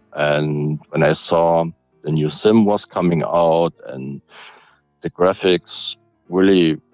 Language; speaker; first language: English; non-native, fluent; German